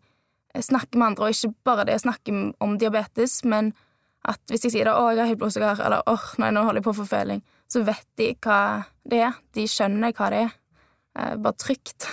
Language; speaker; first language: Norwegian; native; Norwegian